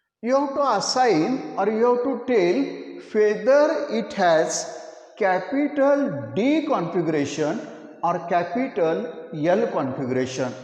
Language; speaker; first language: English; non-native, local second language; Marathi